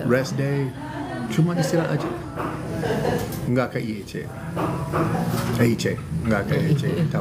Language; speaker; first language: Indonesian; non-native, learner; English